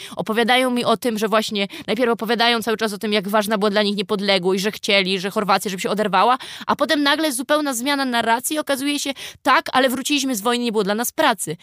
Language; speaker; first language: Polish; native; Polish